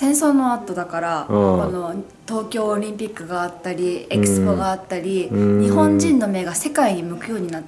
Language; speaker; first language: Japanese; native; Japanese